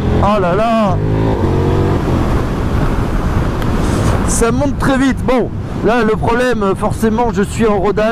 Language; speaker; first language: French; native; French